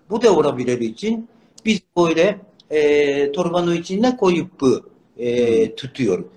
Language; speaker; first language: Turkish; non-native, learner; Japanese